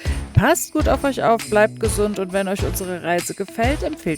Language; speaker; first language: German; native; German